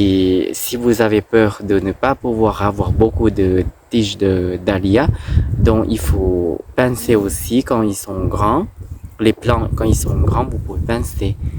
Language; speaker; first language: French; non-native, fluent; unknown